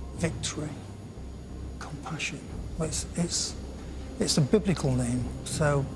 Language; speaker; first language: English; native; English